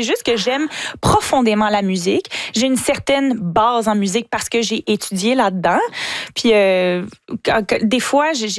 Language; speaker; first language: French; native; French